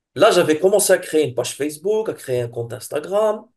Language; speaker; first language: French; non-native, local second language; Arabic